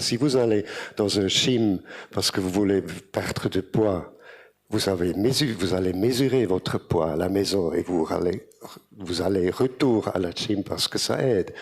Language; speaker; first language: French; non-native, fluent; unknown